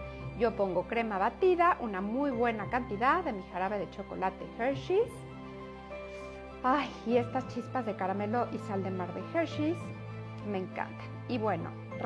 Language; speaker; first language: Spanish; native; Spanish